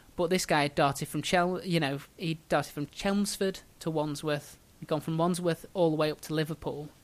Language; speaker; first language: English; native; English